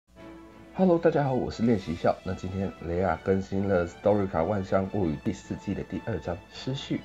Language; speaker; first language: Chinese; native; Chinese